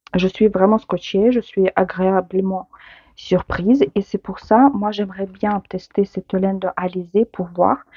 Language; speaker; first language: French; non-native, fluent; Ukrainian